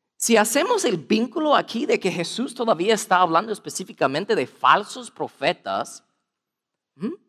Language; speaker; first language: Spanish; non-native, fluent; English